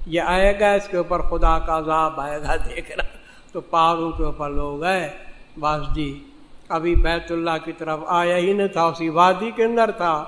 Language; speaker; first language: Urdu; non-native, local second language; Saraiki